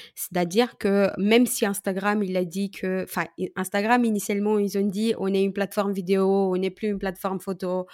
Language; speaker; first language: French; non-native, fluent; Romanian